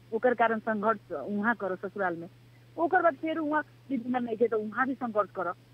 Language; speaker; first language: Bhojpuri; native; Bhojpuri